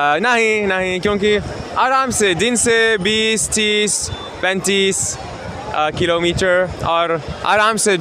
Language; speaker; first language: Hindi; non-native, learner; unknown